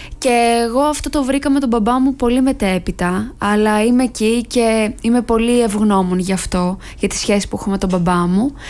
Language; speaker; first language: Greek; early bilingual, other home language; Albanian